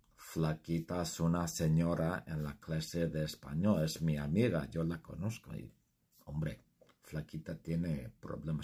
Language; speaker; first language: Spanish; non-native, fluent; English